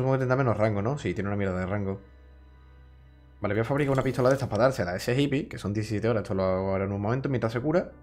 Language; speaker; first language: Spanish; native; Spanish